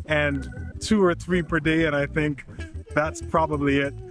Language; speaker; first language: English; native; English